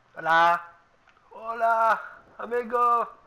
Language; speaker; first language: Spanish; native; Spanish